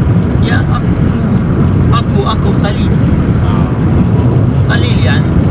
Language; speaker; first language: Arabic; native; Arabic